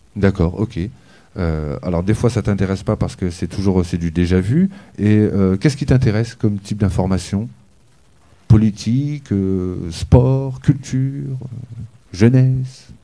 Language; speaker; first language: French; native; French